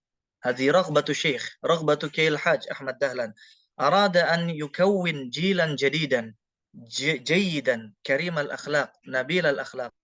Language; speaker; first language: Arabic; non-native, learner; Indonesian